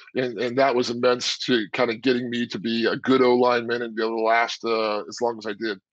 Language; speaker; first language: English; native; English